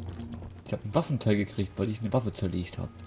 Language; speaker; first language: German; native; German